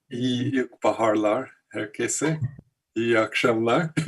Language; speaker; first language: Turkish; non-native, learner; English